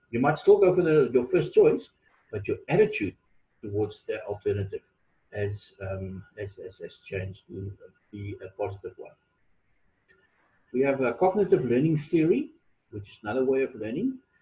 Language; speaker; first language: English; non-native, local second language; Afrikaans